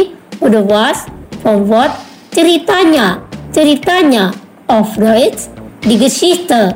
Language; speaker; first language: German; non-native, learner; Indonesian